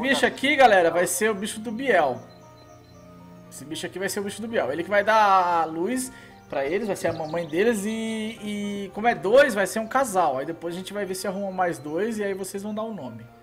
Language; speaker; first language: Portuguese; native; Portuguese